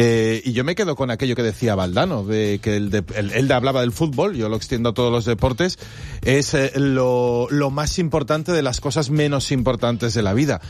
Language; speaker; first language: Spanish; native; Spanish